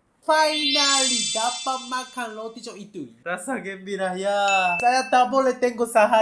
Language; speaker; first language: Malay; non-native, learner; Japanese